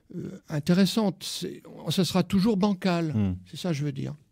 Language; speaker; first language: French; native; French